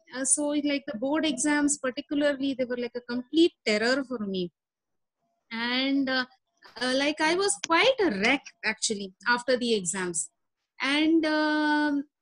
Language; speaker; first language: English; non-native, local second language; Hindi